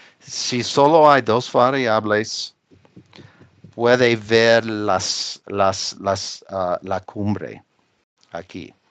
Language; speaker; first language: Spanish; non-native, fluent; English